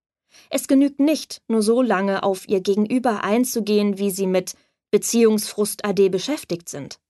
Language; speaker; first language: German; native; German